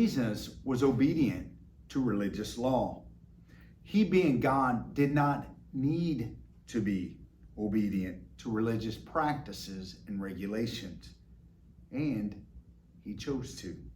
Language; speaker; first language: English; native; English